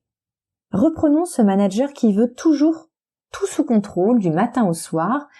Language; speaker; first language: French; native; French